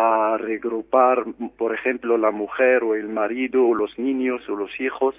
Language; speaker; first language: Spanish; non-native, fluent; Arabic